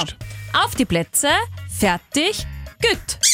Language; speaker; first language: German; native; German